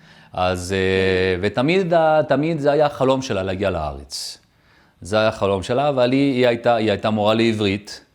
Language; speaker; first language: Hebrew; early bilingual, other home language; French